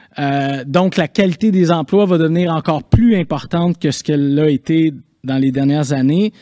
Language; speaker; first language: French; native; French